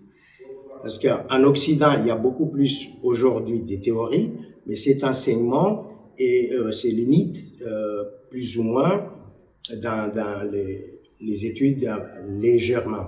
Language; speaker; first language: French; non-native, local second language; Malagasy